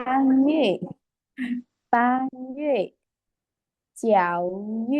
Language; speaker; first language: Chinese; non-native, learner; Lao